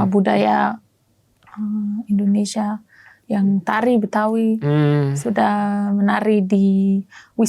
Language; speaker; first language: Indonesian; non-native, learner; German